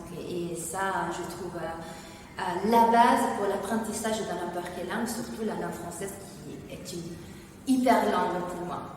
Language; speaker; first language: French; non-native, fluent; Italian